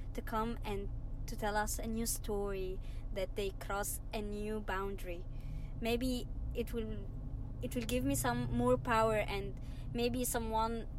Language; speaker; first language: English; non-native, fluent; Arabic